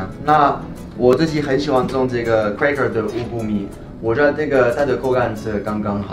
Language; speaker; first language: Chinese; non-native, fluent; French